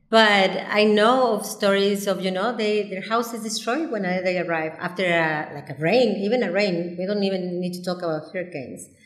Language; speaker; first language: English; non-native, fluent; Spanish